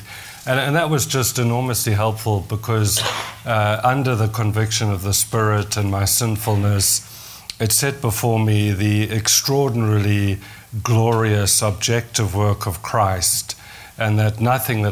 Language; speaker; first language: English; native; English